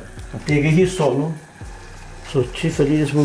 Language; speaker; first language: Danish; non-native, fluent; Chinese